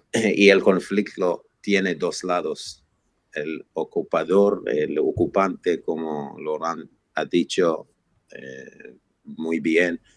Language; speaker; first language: Spanish; non-native, fluent; Hebrew